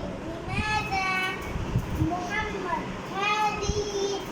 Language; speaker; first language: Arabic; non-native, learner; Bangla